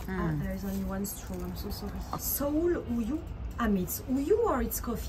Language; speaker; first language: English; non-native, learner; French